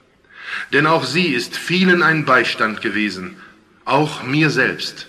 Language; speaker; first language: German; native; German